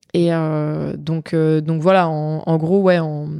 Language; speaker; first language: French; native; French